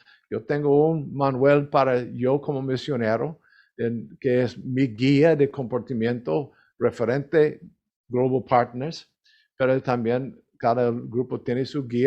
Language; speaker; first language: Spanish; non-native, learner; English